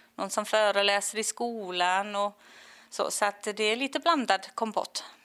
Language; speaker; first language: Swedish; non-native, fluent; English